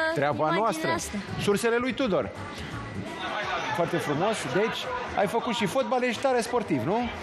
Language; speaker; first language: Romanian; native; Romanian